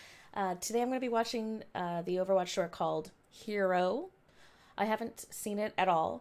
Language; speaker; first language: English; native; English